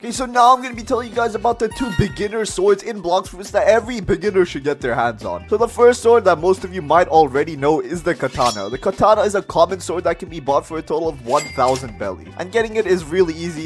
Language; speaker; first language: English; native; English